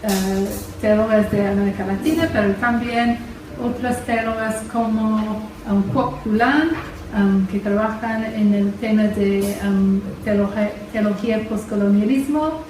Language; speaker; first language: Spanish; non-native, fluent; English